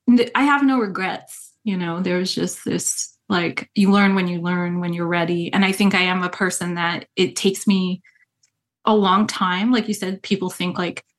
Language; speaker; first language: English; native; English